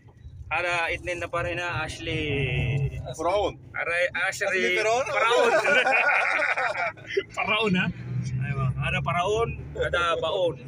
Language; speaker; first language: Arabic; non-native, learner; Filipino